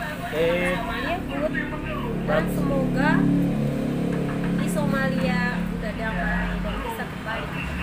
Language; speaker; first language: Indonesian; non-native, local second language; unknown